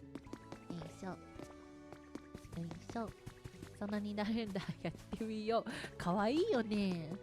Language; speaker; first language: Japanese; native; Japanese